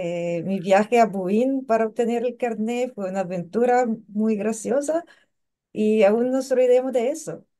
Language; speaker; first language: Spanish; non-native, learner; English